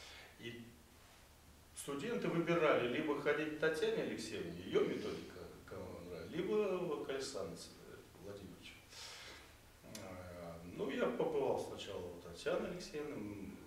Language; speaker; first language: Russian; native; Russian